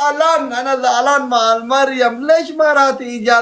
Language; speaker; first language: Arabic; non-native, learner; Oromo